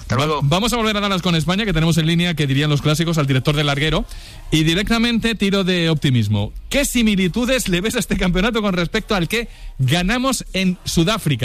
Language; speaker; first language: Spanish; native; Spanish